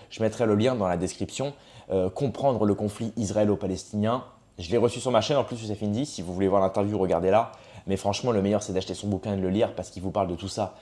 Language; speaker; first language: French; native; French